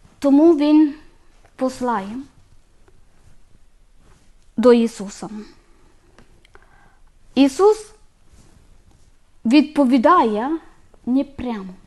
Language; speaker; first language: Ukrainian; non-native, learner; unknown